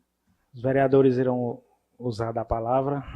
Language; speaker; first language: Portuguese; native; Portuguese